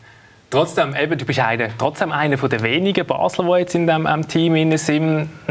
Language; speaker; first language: German; native; German